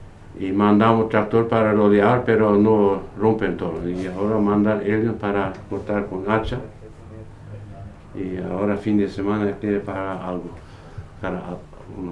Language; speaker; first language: Spanish; non-native, local second language; Plautdietsch